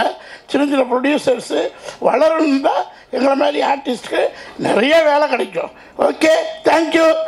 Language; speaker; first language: Tamil; native; Tamil